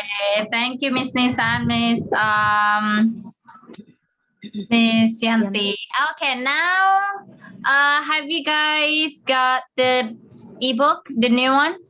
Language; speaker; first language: English; non-native, fluent; Indonesian